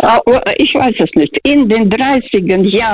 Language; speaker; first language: German; non-native, fluent; Russian